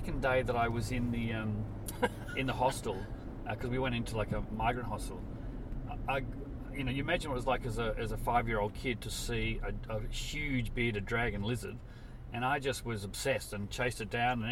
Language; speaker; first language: English; native; English